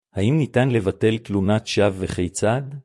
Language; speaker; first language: Hebrew; native; Hebrew